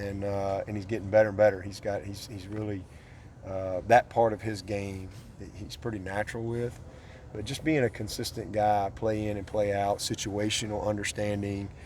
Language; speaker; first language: English; native; English